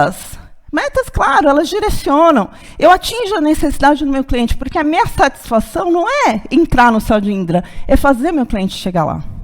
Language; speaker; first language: Portuguese; native; Portuguese